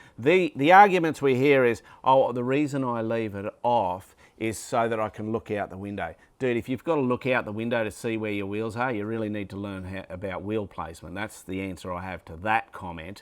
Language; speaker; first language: English; native; English